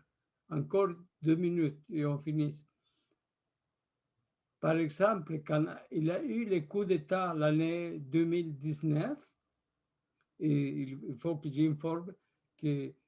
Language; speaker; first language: French; non-native, fluent; Spanish